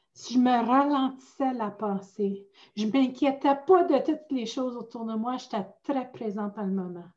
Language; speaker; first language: French; native; French